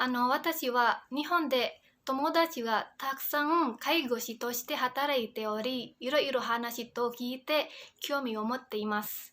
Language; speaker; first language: Japanese; non-native, fluent; Indonesian